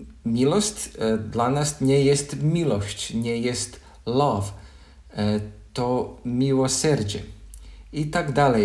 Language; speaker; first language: Polish; non-native, learner; Croatian